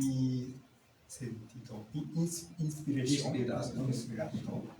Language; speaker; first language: Italian; non-native, learner; Japanese